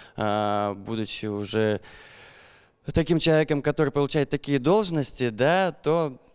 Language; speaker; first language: Russian; native; Russian